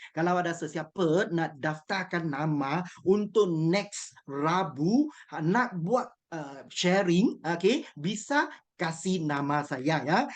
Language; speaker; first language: Malay; non-native, local second language; Chinese